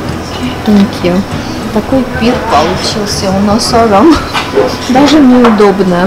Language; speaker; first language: Russian; non-native, fluent; Armenian